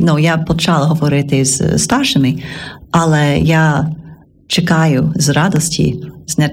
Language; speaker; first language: Ukrainian; non-native, learner; English